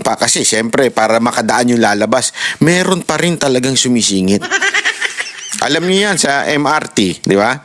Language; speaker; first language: Filipino; native; Filipino